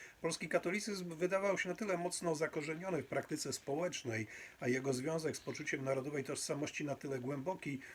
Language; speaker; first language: Polish; native; Polish